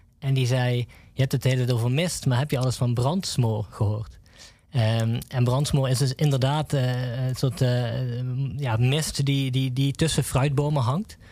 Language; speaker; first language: Dutch; native; Dutch